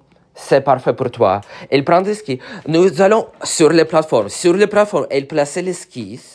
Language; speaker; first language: French; non-native, learner; Russian